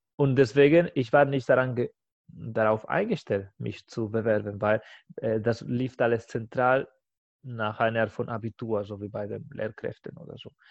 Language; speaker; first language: German; non-native, fluent; Spanish